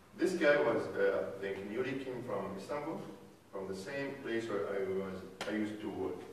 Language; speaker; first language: English; non-native, fluent; Arabic